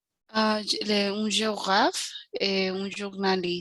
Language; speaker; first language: French; non-native, learner; Spanish